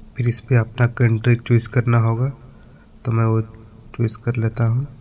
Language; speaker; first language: Hindi; native; Hindi